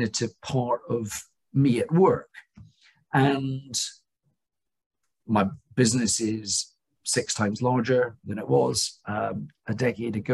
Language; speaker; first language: English; native; English